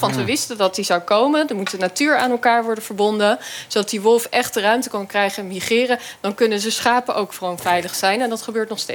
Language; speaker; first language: Dutch; native; Dutch